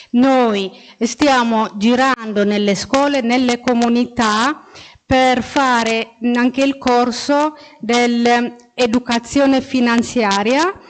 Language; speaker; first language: Italian; non-native, fluent; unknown